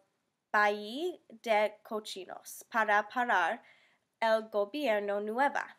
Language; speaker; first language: Spanish; non-native, learner; English